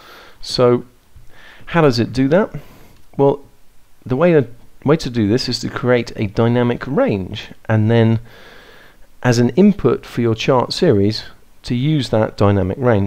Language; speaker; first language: English; native; English